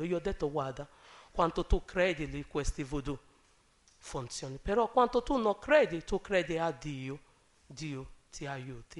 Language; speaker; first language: Italian; non-native, learner; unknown